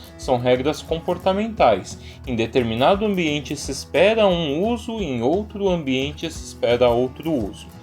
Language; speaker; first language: Portuguese; native; Portuguese